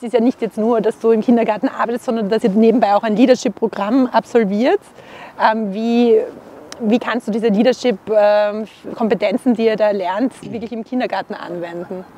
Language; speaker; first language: German; native; German